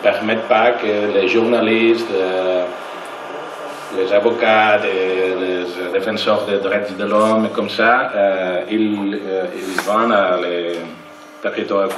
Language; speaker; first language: French; non-native, learner; Catalan